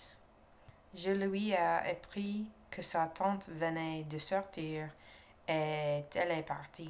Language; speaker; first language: French; non-native, learner; English